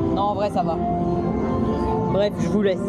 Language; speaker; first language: French; native; French